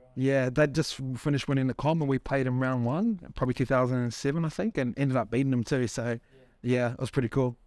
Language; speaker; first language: English; native; English